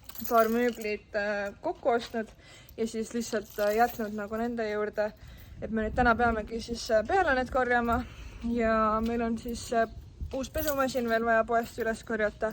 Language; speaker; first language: Estonian; native; Estonian